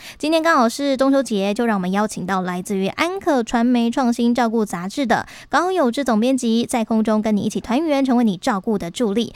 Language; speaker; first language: Chinese; native; Chinese